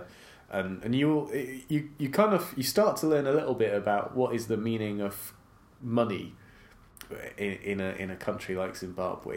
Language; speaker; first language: English; native; English